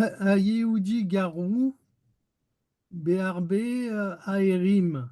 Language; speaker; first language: Hebrew; non-native, learner; French